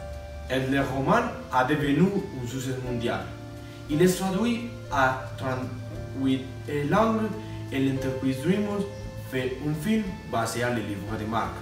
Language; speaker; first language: French; non-native, learner; Spanish